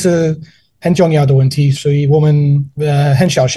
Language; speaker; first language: Chinese; non-native, learner; English